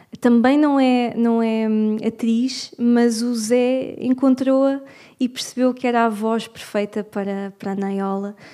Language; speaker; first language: Portuguese; native; Portuguese